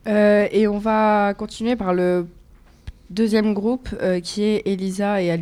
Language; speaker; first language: French; native; French